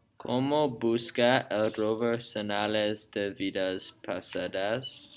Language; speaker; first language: Spanish; non-native, learner; English